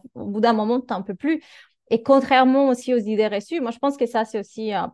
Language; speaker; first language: French; non-native, fluent; Spanish